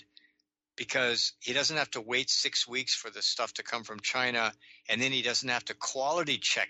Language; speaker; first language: English; native; English